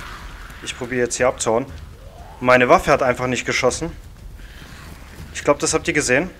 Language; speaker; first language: German; native; German